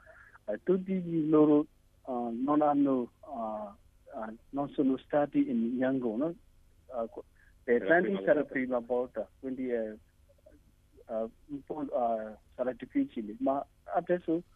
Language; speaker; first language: Italian; non-native, learner; Burmese